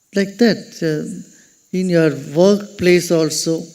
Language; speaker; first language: English; non-native, local second language; Hindi